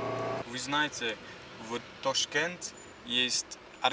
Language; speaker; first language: Russian; non-native, learner; English